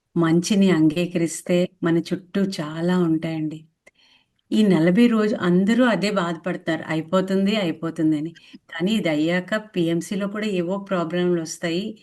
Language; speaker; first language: Telugu; native; Telugu